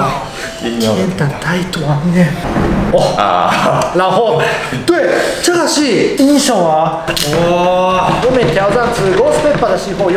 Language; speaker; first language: Chinese; non-native, fluent; Japanese